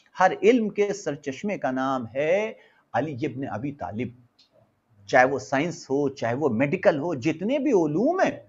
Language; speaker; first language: Hindi; native; Hindi